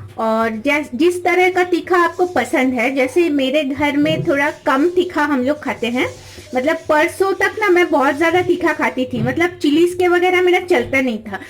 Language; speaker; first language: Hindi; non-native, local second language; Bangla